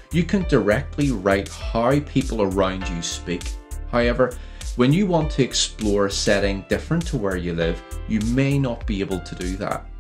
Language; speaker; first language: English; native; English